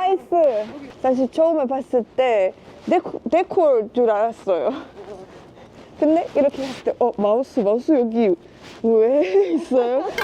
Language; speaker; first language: Korean; non-native, learner; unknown